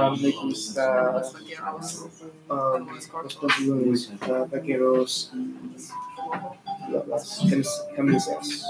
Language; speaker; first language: Spanish; non-native, learner; English